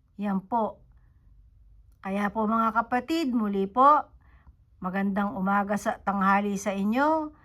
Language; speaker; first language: Filipino; native; Filipino